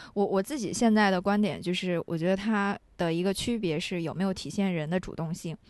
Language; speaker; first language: Chinese; native; Chinese